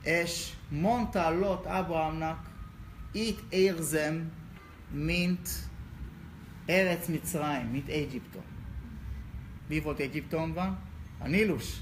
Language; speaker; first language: Hungarian; non-native, learner; Hebrew